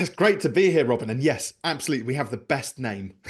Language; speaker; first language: English; native; English